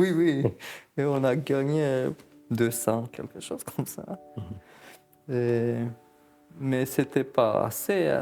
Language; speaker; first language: French; non-native, fluent; Romanian